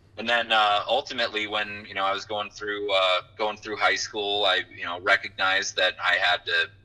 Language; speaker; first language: English; native; English